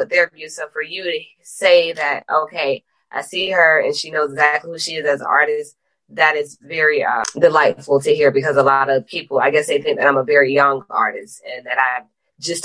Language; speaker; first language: English; native; English